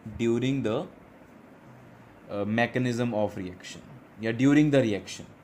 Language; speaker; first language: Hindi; non-native, local second language; Punjabi